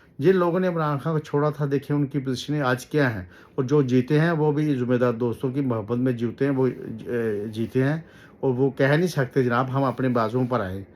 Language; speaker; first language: Urdu; native; Urdu